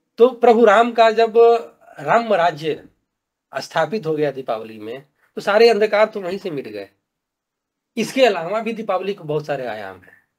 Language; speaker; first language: Hindi; native; Hindi